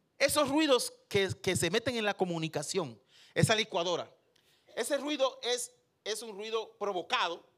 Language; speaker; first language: Spanish; native; Spanish